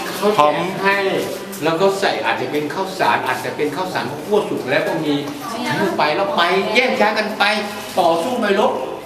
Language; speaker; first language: Thai; non-native, fluent; Vietnamese